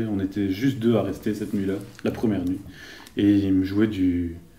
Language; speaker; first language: French; native; French